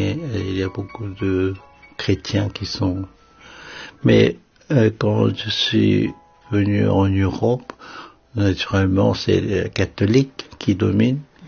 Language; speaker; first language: French; non-native, fluent; Korean